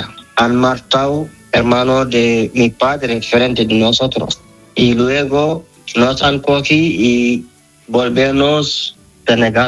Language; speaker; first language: Spanish; non-native, learner; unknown